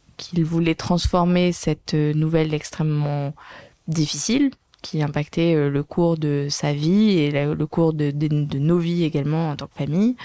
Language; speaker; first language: French; native; French